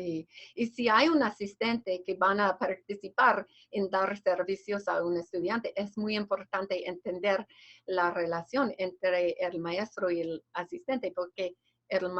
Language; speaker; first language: Spanish; non-native, fluent; English